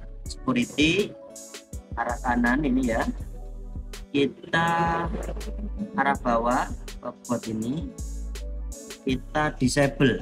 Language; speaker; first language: Indonesian; native; Indonesian